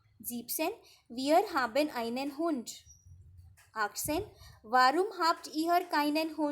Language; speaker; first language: German; non-native, fluent; Marathi